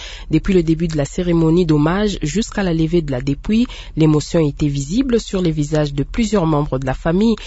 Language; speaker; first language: French; non-native, local second language; Lingala